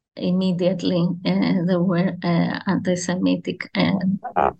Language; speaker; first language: English; non-native, fluent; Greek